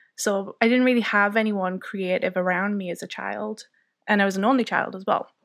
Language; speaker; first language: English; native; English